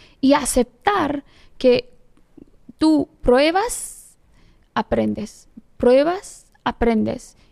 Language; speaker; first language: Spanish; non-native, fluent; Persian